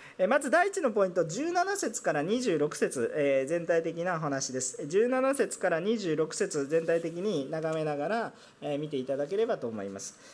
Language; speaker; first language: Japanese; non-native, fluent; Korean